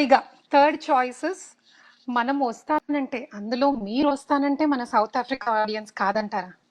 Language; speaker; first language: Telugu; native; Telugu